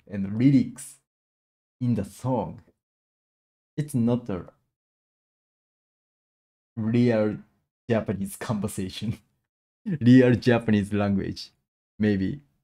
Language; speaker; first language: English; non-native, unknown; Japanese